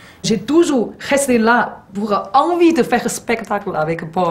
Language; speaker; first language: French; non-native, learner; Chinese